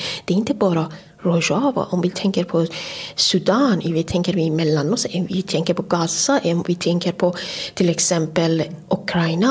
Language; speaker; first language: Swedish; non-native, fluent; Kurdish